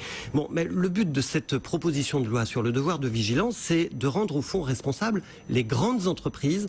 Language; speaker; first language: French; native; French